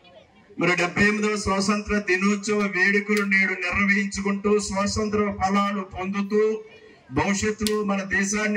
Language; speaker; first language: Telugu; native; Telugu